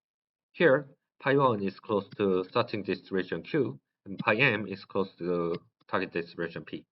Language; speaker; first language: English; non-native, learner; Korean